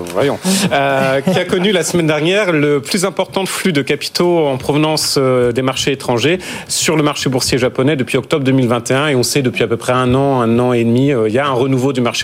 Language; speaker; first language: French; native; French